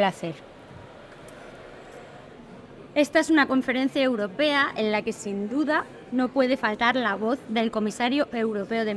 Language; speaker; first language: Spanish; native; Spanish